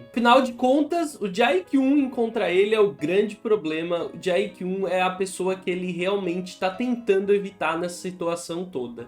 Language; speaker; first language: Portuguese; native; Portuguese